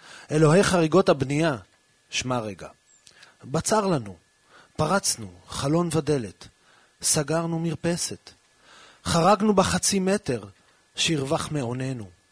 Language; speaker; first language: Hebrew; early bilingual, heritage; Hebrew